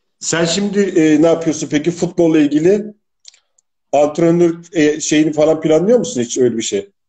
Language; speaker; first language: Turkish; native; Turkish